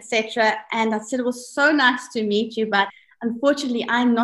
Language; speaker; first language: English; native; English